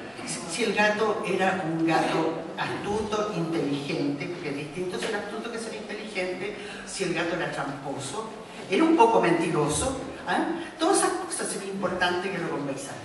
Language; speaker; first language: Spanish; native; Spanish